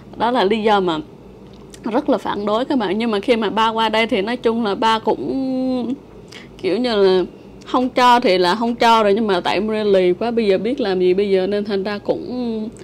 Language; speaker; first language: Vietnamese; native; Vietnamese